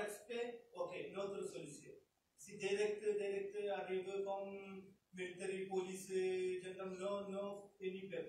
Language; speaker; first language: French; non-native, learner; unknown